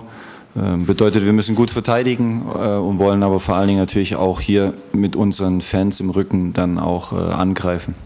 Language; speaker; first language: German; native; German